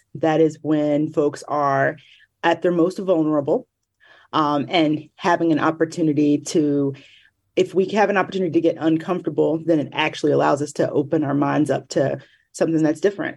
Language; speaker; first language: English; native; English